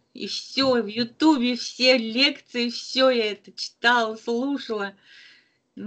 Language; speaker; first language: Russian; native; Russian